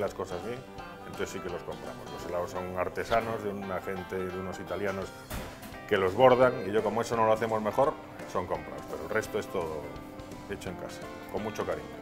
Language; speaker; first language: Spanish; native; Spanish